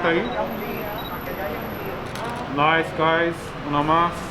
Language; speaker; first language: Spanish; non-native, learner; English